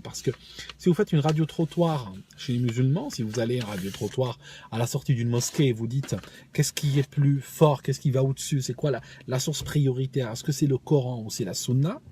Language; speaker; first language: French; native; French